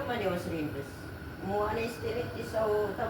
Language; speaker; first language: Arabic; non-native, learner; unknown